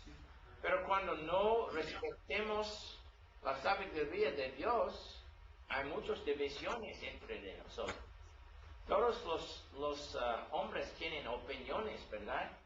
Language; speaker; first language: Spanish; non-native, learner; English